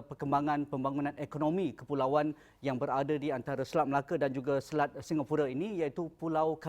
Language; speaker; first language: Malay; native; Malay